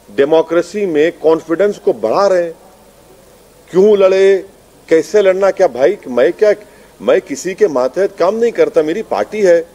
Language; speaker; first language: Hindi; non-native, local second language; Urdu